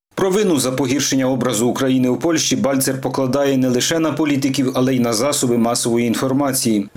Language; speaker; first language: Ukrainian; native; Ukrainian